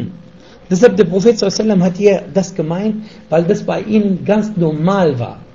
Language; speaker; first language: German; non-native, fluent; Arabic